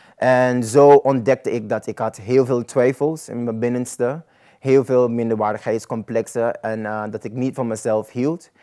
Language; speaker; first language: Dutch; non-native, local second language; Papiamento